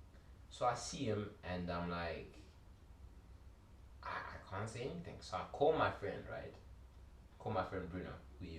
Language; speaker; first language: English; early bilingual, other home language; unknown